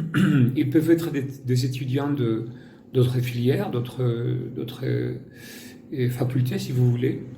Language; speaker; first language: French; non-native, fluent; Spanish